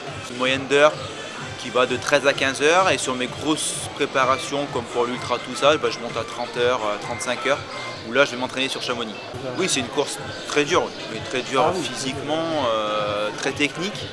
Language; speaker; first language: French; native; French